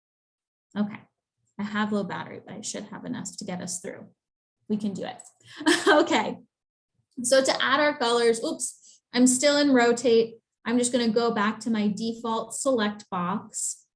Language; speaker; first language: English; native; English